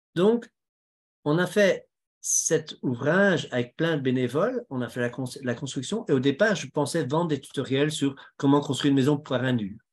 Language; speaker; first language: French; native; French